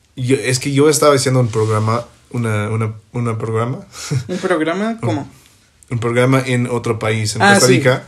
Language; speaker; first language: Spanish; non-native, fluent; English